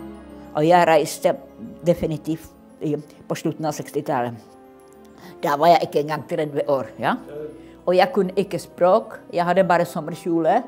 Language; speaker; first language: Norwegian; non-native, fluent; Czech